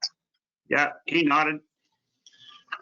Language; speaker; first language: English; native; English